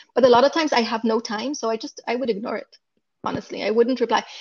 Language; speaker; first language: English; non-native, fluent; Hebrew